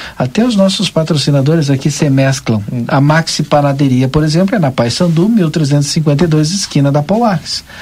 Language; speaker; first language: Portuguese; native; Portuguese